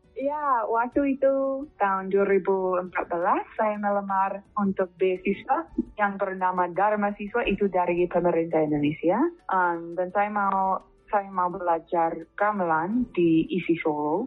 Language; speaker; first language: Indonesian; non-native, fluent; English